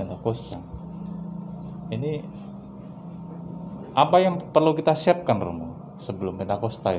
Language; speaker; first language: Indonesian; native; Indonesian